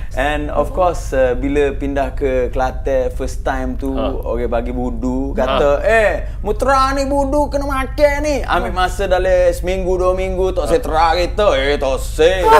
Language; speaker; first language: Malay; early bilingual, other home language; English